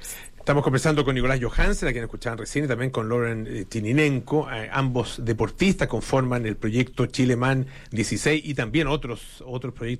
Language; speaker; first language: Spanish; native; Spanish